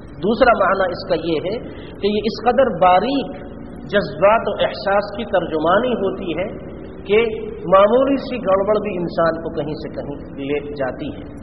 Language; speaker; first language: Urdu; native; Urdu